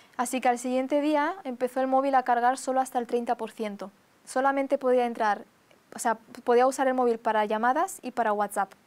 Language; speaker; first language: Spanish; early bilingual, other home language; Romanian